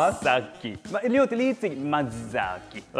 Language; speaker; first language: Latvian; non-native, learner; Japanese